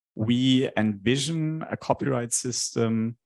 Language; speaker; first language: English; non-native, fluent; German